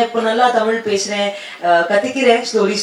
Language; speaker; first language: Tamil; non-native, local second language; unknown